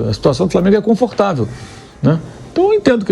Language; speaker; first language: Portuguese; native; Portuguese